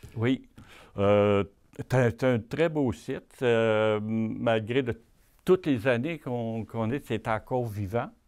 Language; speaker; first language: French; native; French